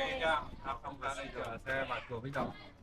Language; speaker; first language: Vietnamese; native; Vietnamese